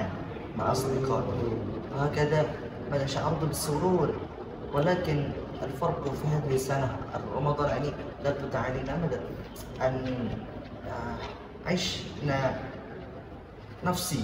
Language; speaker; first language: Arabic; non-native, learner; Indonesian